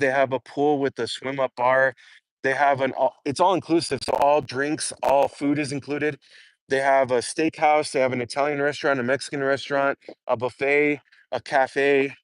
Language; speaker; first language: English; native; English